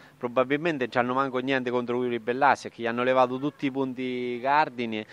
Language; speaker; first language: Italian; native; Italian